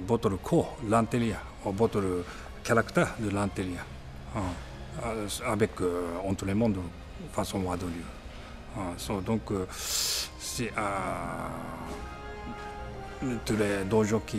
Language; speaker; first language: French; non-native, learner; Japanese